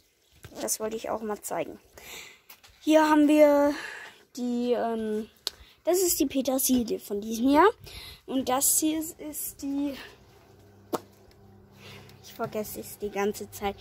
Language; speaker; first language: German; native; German